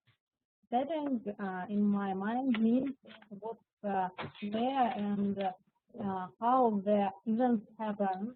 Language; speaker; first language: English; non-native, learner; Russian